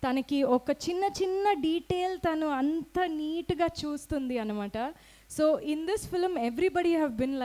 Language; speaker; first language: Telugu; non-native, fluent; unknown